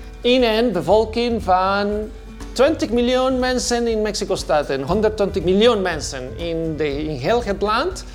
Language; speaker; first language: Dutch; non-native, fluent; Spanish